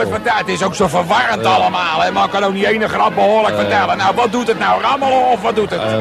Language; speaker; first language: Dutch; native; Dutch